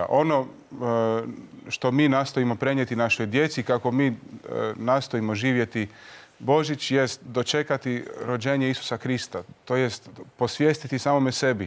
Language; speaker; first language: Croatian; native; Croatian